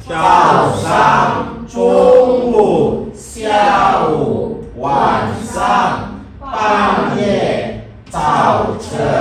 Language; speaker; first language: Chinese; non-native, learner; Indonesian